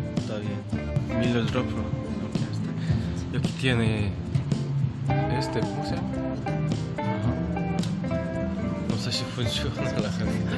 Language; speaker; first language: Spanish; non-native, fluent; Korean